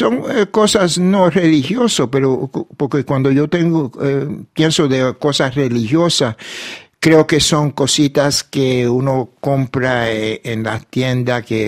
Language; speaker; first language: Spanish; early bilingual, heritage; Spanish